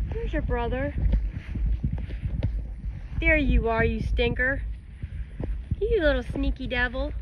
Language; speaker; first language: English; native; English